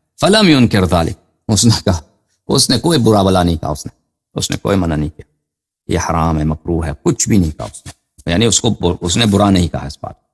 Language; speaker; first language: Urdu; non-native, fluent; Persian